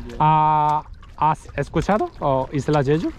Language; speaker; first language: Spanish; non-native, learner; Korean